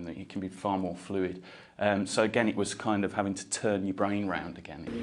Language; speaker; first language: English; native; English